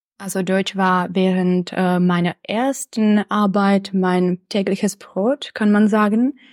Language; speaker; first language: German; non-native, fluent; Czech